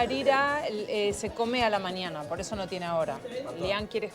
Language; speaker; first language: Spanish; native; Spanish